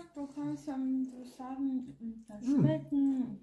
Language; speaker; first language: German; non-native, learner; Korean